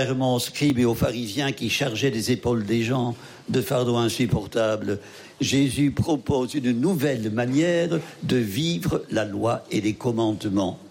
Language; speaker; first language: French; native; French